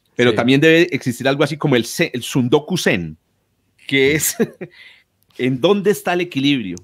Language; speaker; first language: Spanish; native; Spanish